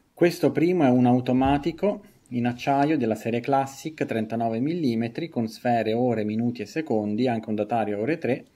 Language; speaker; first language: Italian; native; Italian